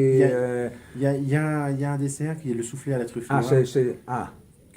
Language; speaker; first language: French; native; French